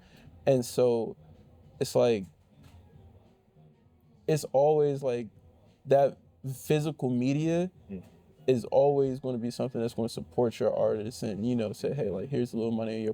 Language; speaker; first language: English; native; English